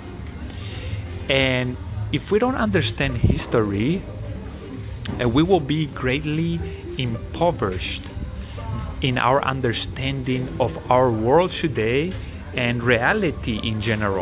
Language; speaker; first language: English; non-native, fluent; Spanish